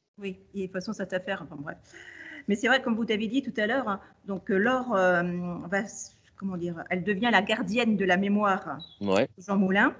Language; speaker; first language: French; native; French